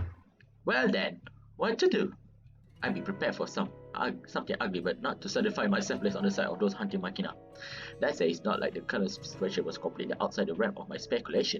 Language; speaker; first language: English; non-native, local second language; Malay